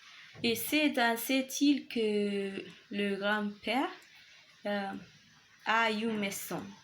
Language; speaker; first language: French; non-native, learner; Spanish